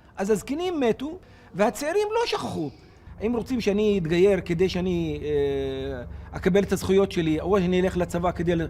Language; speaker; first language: Hebrew; non-native, local second language; Arabic